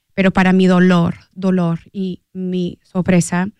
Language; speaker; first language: Spanish; early bilingual, heritage; Spanish